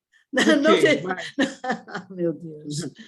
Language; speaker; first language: Portuguese; early bilingual, other home language; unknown